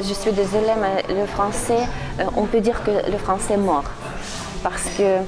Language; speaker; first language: French; non-native, fluent; Russian